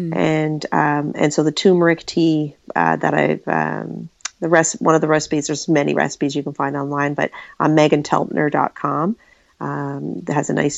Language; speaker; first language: English; native; English